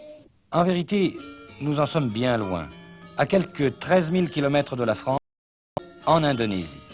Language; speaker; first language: French; native; French